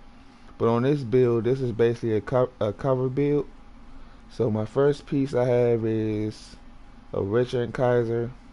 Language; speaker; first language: English; native; English